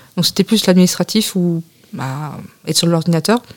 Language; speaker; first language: French; native; French